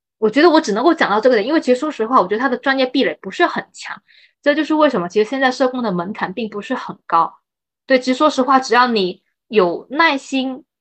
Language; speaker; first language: Chinese; native; Chinese